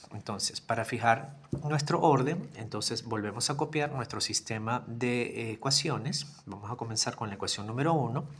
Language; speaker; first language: Spanish; native; Spanish